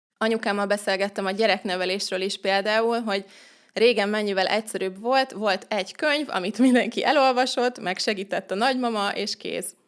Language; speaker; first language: Hungarian; native; Hungarian